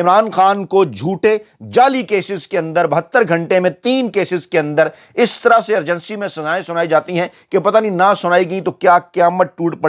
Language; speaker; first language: Urdu; native; Urdu